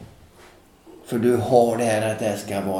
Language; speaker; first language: Swedish; native; Swedish